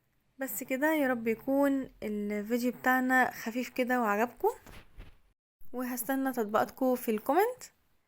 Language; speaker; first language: Arabic; native; Arabic